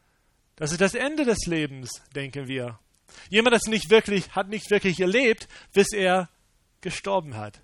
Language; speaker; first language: German; non-native, fluent; English